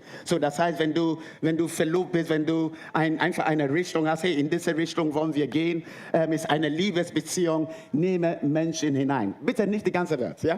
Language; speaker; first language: German; non-native, fluent; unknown